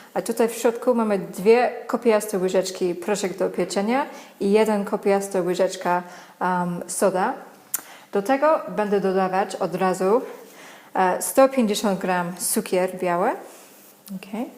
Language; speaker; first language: Polish; non-native, learner; English